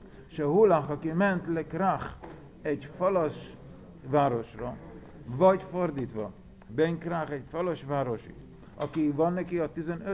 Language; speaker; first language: Hungarian; early bilingual, heritage; Hungarian